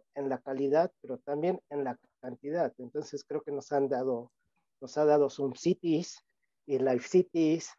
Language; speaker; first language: Spanish; native; Spanish